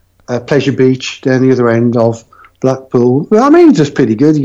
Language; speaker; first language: English; native; English